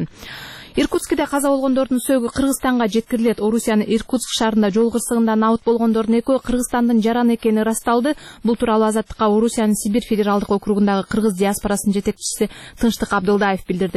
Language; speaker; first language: Kyrgyz; native; Kyrgyz